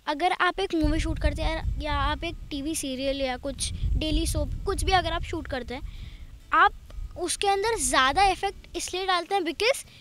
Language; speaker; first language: Hindi; native; Hindi